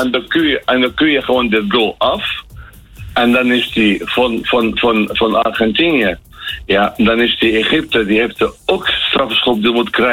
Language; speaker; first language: Dutch; non-native, fluent; Arabic